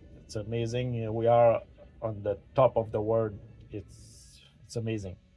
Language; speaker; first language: English; non-native, learner; French